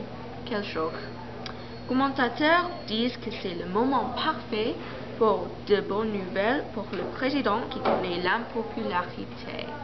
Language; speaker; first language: French; non-native, learner; English